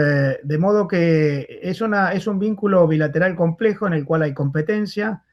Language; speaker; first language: Spanish; native; Spanish